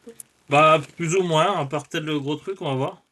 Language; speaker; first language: French; native; French